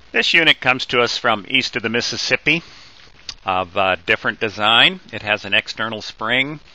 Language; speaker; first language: English; native; English